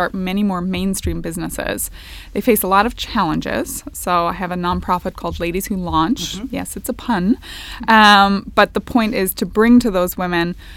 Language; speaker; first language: English; native; English